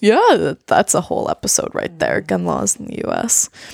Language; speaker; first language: English; native; English